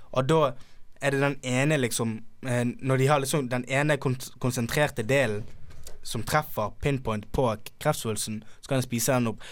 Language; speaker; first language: Norwegian; early bilingual, other home language; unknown